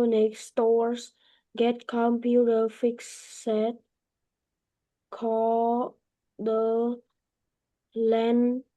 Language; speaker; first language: English; non-native, learner; Vietnamese